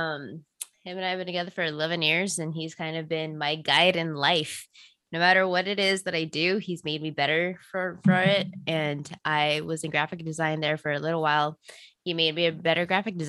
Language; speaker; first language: English; native; English